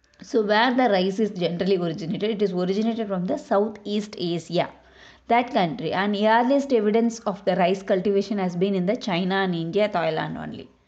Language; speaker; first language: English; non-native, local second language; Tamil